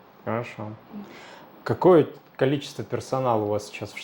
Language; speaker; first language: Russian; native; Russian